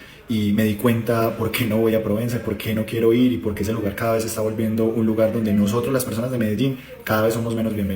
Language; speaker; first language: Spanish; native; Spanish